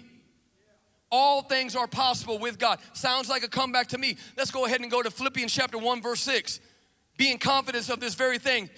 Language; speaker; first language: English; native; English